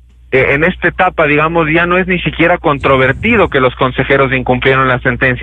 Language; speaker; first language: Spanish; native; Spanish